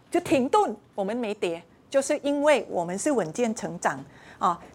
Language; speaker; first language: Chinese; non-native, fluent; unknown